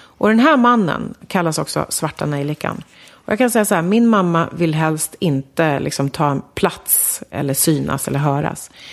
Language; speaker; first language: Swedish; early bilingual, other home language; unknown